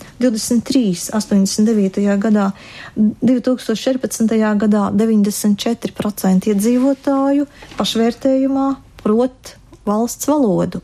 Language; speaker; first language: Latvian; native; Latvian